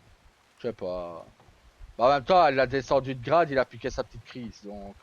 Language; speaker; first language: French; native; French